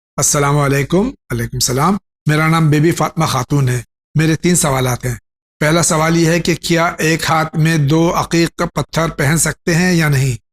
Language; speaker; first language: Urdu; native; Urdu